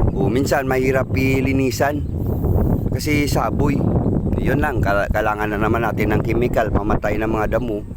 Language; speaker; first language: Filipino; non-native, local second language; Cebuano